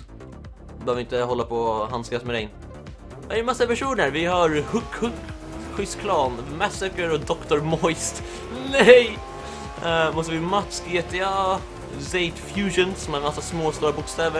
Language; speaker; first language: Swedish; native; Swedish